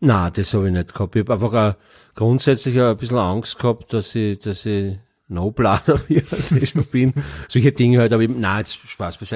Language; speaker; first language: German; native; German